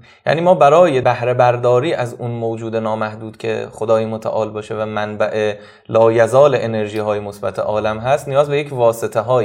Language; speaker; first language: Persian; native; Persian